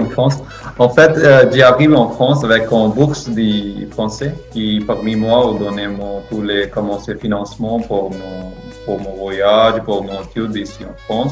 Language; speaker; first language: French; non-native, learner; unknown